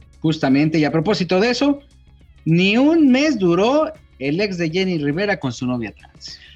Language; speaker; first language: Spanish; native; Spanish